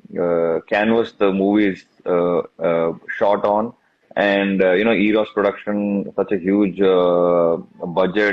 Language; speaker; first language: English; non-native, local second language; Tamil